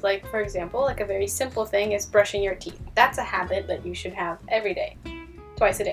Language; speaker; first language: English; early bilingual, other home language; Hebrew